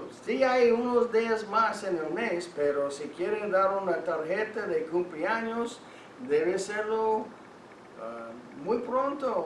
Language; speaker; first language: Spanish; non-native, fluent; English